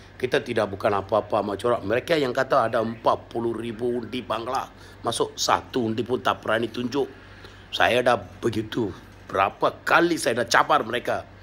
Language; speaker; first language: Malay; non-native, local second language; Tamil